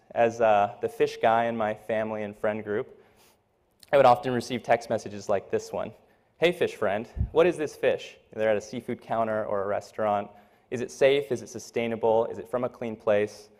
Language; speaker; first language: English; native; English